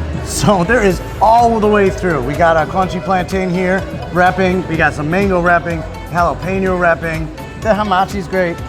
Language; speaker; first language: English; native; English